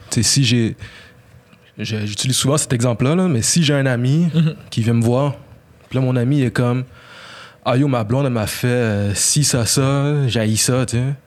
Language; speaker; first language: French; native; French